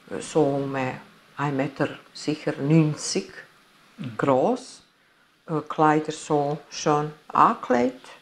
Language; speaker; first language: German; non-native, fluent; Italian